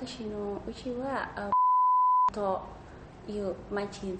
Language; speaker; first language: Japanese; non-native, learner; Indonesian